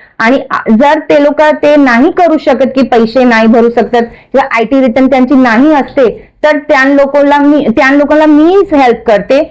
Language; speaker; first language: Marathi; non-native, local second language; Kachhi